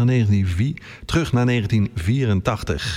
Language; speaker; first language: Dutch; native; Dutch